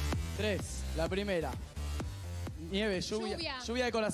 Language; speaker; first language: Spanish; native; Spanish